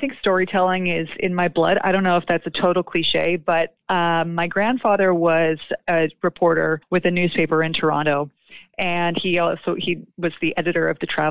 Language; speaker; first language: English; native; English